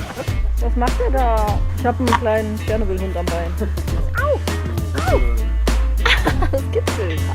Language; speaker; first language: German; native; German